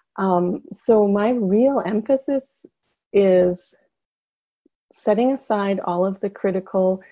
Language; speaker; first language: English; native; English